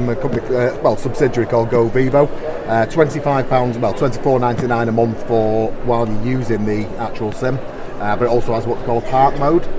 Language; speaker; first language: English; native; English